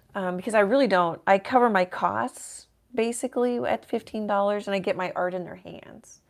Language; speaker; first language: English; native; English